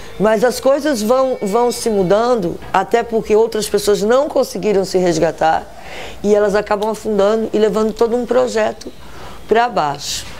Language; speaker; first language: Portuguese; native; Portuguese